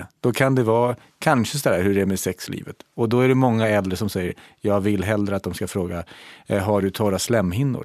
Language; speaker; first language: Swedish; native; Swedish